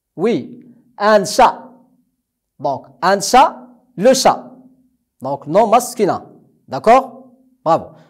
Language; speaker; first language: French; non-native, local second language; Arabic